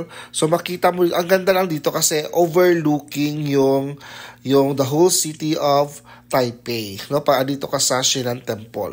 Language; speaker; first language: Filipino; non-native, local second language; Hiligaynon